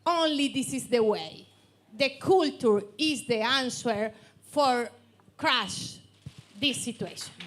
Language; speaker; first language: English; non-native, learner; Spanish